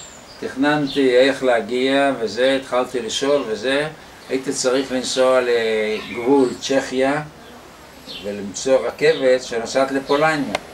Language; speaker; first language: Hebrew; non-native, fluent; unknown